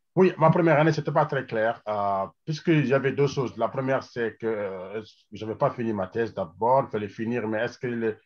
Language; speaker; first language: French; non-native, local second language; Wolof